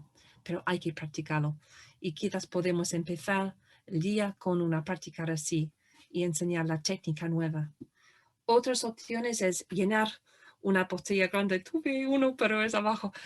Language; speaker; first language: Spanish; non-native, fluent; English